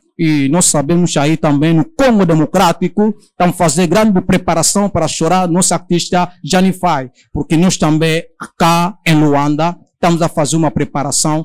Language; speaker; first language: Portuguese; non-native, learner; Lingala